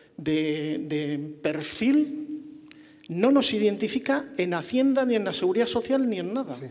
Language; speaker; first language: Spanish; native; Spanish